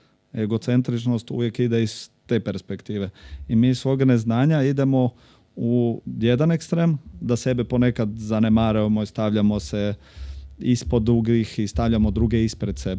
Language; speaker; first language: Croatian; native; Croatian